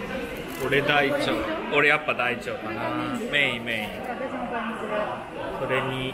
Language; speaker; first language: Japanese; native; Japanese